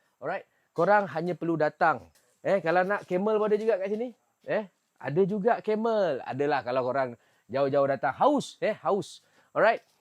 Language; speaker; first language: Malay; native; Malay